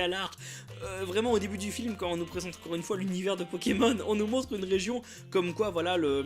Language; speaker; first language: French; native; French